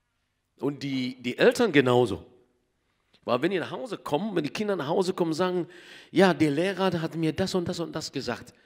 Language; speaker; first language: German; non-native, learner; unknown